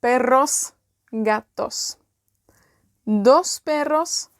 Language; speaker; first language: Spanish; non-native, fluent; Welsh